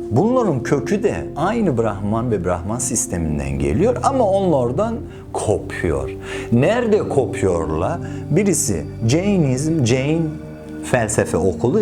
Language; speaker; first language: Turkish; non-native, fluent; Persian